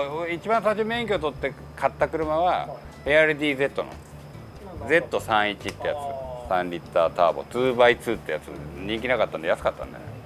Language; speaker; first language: Japanese; native; Japanese